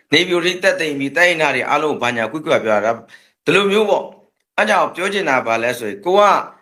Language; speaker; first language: Burmese; native; Burmese